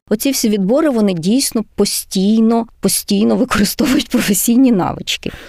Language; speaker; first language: Ukrainian; native; Ukrainian